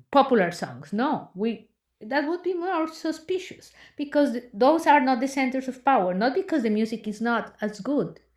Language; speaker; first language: English; non-native, fluent; Spanish